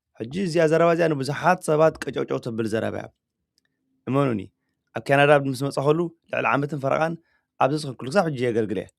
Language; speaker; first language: Tigrinya; native; Tigrinya